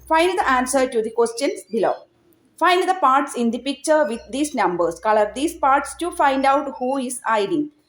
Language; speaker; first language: English; non-native, local second language; Malayalam